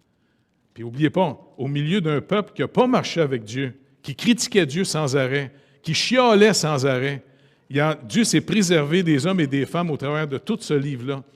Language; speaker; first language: French; native; French